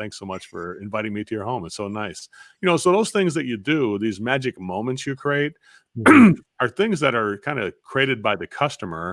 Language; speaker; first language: English; native; English